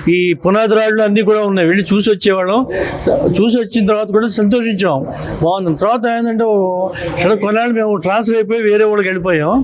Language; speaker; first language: Telugu; native; Telugu